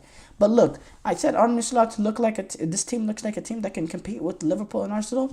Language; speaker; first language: English; native; English